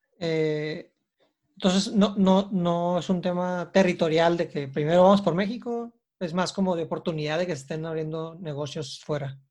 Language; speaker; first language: Spanish; native; Spanish